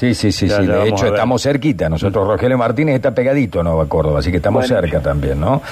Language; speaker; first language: Spanish; native; Spanish